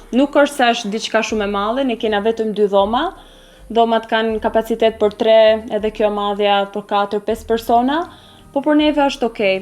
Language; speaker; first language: Albanian; native; Albanian